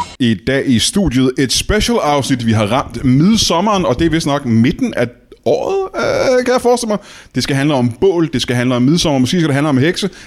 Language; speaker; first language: Danish; native; Danish